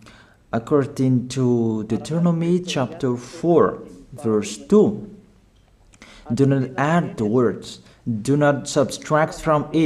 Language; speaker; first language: English; non-native, fluent; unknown